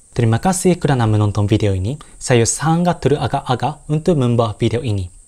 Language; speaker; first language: Malay; non-native, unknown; Japanese